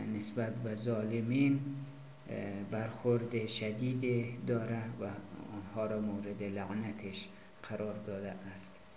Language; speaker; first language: Persian; native; Persian